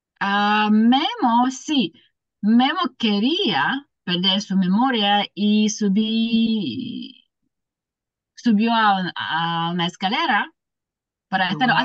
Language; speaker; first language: Spanish; non-native, learner; English